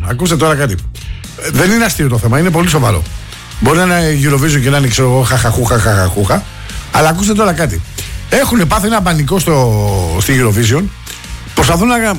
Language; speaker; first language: Greek; native; Greek